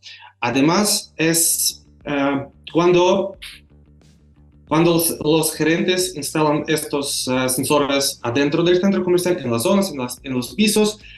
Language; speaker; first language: Spanish; non-native, fluent; Russian